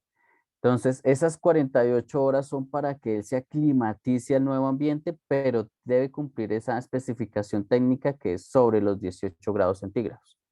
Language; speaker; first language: Spanish; native; Spanish